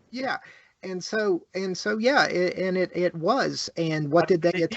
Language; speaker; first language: English; native; English